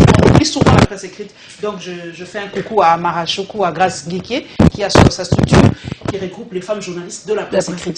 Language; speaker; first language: French; non-native, local second language; Lingala